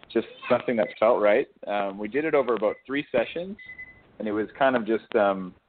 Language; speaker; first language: English; native; English